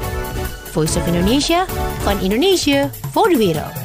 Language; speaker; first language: Dutch; non-native, learner; Indonesian